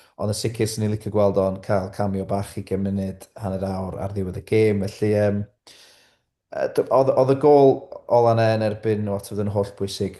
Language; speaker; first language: Welsh; native; Welsh